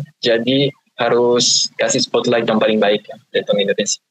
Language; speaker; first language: Indonesian; non-native, fluent; French